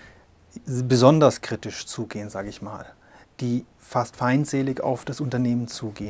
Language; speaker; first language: German; native; German